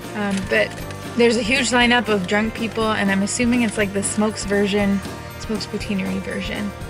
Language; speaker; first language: English; native; English